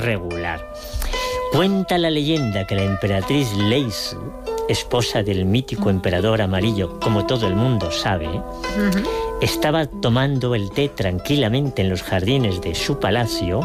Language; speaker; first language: Spanish; native; Spanish